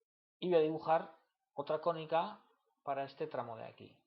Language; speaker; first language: Spanish; native; Spanish